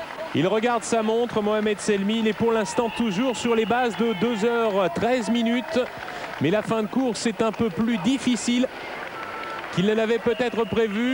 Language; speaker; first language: French; native; French